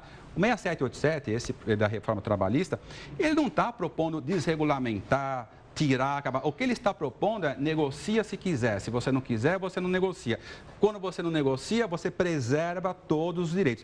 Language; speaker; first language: Portuguese; native; Portuguese